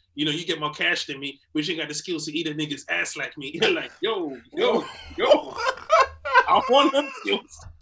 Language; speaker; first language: English; native; English